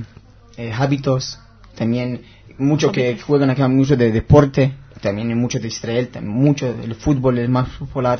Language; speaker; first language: Spanish; non-native, learner; Hebrew